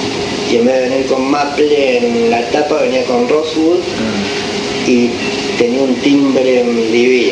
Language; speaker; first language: Spanish; native; Spanish